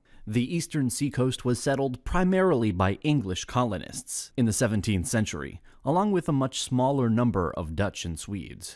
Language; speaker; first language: English; non-native, fluent; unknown